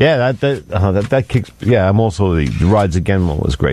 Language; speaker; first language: English; native; English